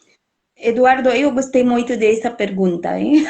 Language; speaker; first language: Portuguese; non-native, fluent; Arabic